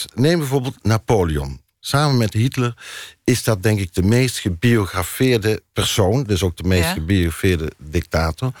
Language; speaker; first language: Dutch; native; Dutch